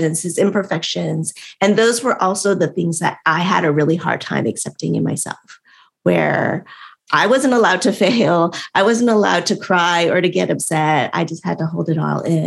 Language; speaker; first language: English; native; English